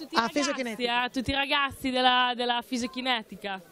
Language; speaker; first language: Italian; native; Italian